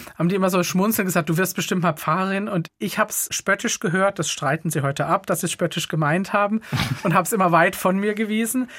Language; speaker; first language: German; native; German